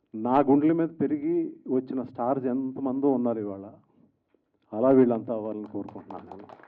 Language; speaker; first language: Telugu; native; Telugu